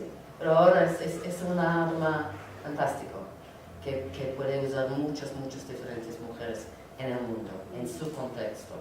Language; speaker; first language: Spanish; non-native, learner; English